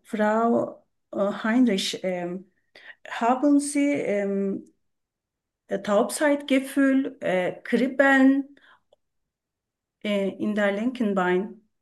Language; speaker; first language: German; non-native, learner; Turkish